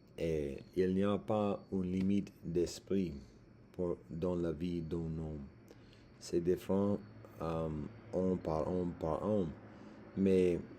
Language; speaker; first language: French; non-native, learner; English